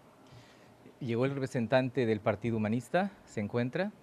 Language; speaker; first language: Spanish; native; Spanish